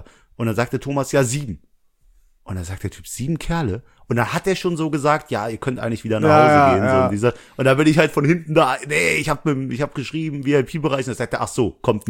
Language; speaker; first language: German; native; German